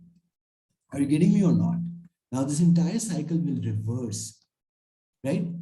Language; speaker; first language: English; non-native, local second language; Urdu